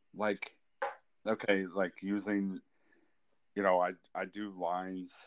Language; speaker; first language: English; native; English